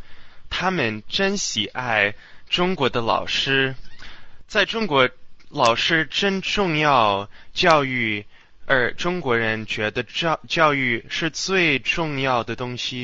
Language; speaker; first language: Chinese; non-native, learner; English